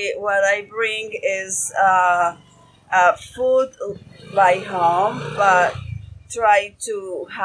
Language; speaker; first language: English; non-native, learner; Spanish